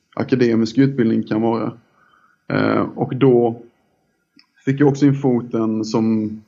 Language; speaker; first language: Swedish; native; Swedish